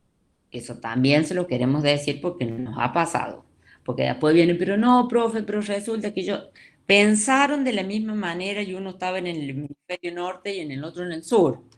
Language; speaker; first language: Spanish; native; Spanish